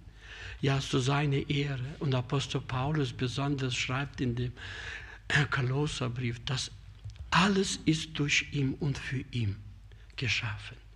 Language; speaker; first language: German; non-native, fluent; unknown